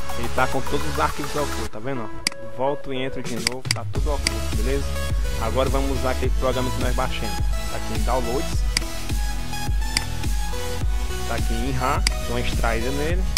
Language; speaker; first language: Portuguese; native; Portuguese